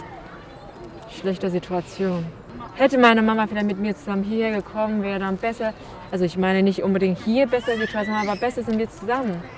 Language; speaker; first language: German; non-native, learner; Chinese